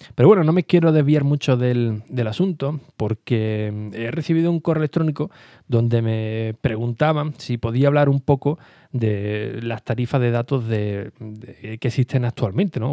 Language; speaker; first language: Spanish; native; Spanish